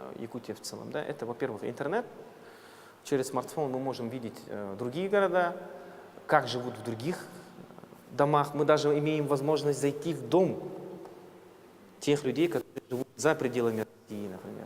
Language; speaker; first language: Russian; non-native, local second language; Yakut